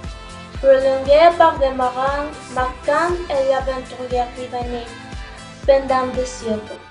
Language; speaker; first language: French; non-native, learner; Spanish